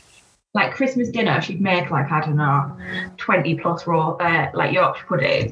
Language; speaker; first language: English; native; English